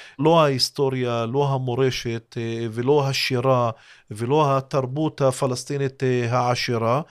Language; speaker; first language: Hebrew; non-native, local second language; Arabic